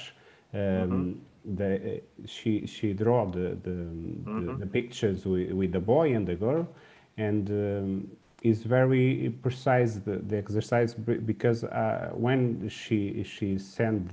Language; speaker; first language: English; non-native, learner; Portuguese